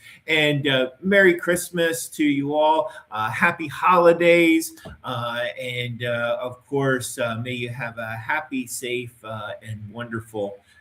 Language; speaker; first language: English; native; English